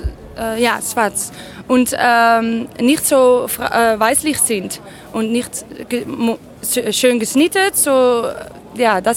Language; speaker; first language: German; non-native, learner; Dutch